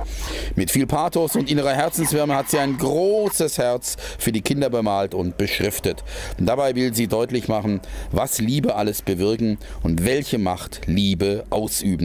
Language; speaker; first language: German; native; German